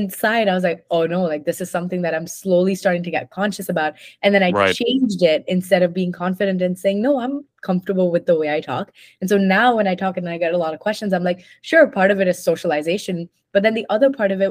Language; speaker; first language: English; non-native, local second language; Hindi